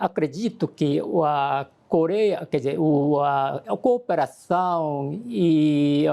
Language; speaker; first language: Portuguese; non-native, fluent; Korean